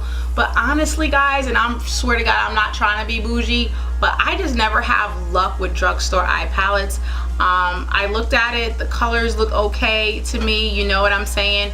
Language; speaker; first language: English; native; English